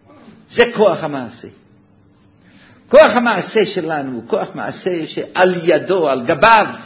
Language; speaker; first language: Hebrew; native; Hebrew